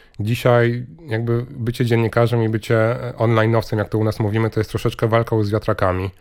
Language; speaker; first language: Polish; native; Polish